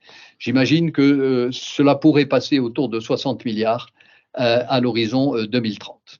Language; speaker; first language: French; native; French